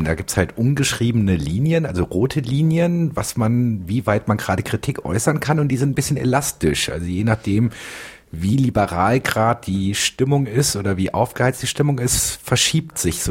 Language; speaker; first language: German; native; German